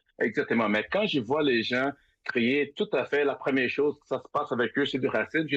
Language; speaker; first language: French; non-native, fluent; Portuguese